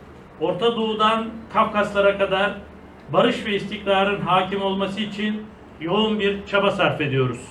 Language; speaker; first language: Turkish; native; Turkish